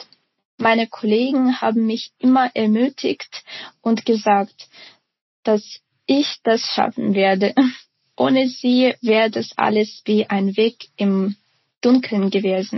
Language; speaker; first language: German; non-native, fluent; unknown